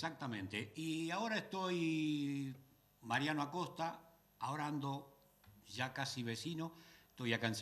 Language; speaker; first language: Spanish; native; Spanish